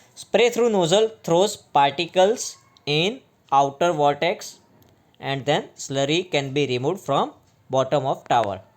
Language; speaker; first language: English; non-native, local second language; Gujarati